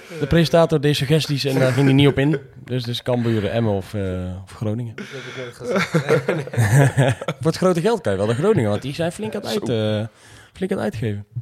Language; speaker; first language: Dutch; native; Dutch